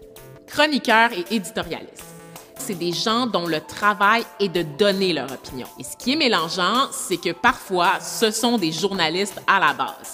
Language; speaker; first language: French; native; French